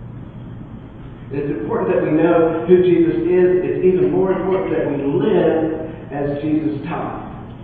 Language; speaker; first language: English; native; English